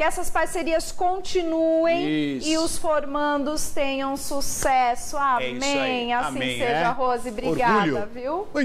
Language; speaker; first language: Portuguese; native; Portuguese